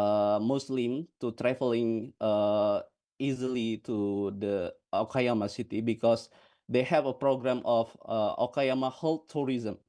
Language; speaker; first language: English; non-native, fluent; Indonesian